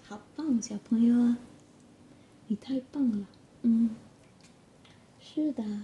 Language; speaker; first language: Chinese; non-native, learner; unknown